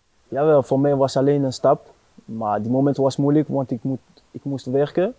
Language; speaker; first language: Dutch; non-native, fluent; French